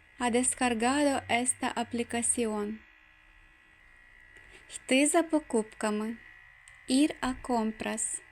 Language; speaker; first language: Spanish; non-native, fluent; Ukrainian